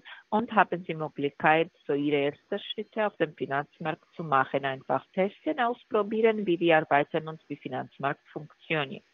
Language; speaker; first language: German; non-native, learner; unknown